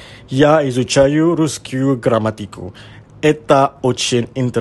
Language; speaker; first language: Russian; non-native, learner; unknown